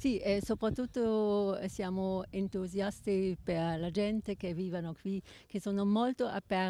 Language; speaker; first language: Italian; non-native, learner; German